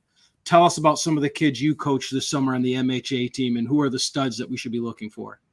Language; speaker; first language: English; native; English